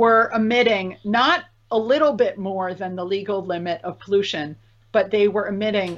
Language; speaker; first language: English; native; English